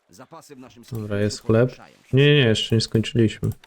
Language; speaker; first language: Polish; native; Polish